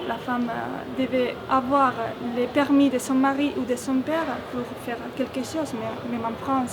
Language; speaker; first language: French; non-native, fluent; Spanish